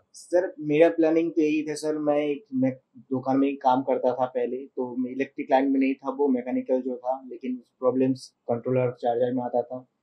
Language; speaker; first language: Hindi; non-native, local second language; Bangla